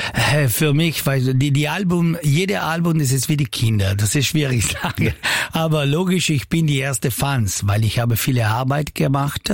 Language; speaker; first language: German; non-native, learner; Italian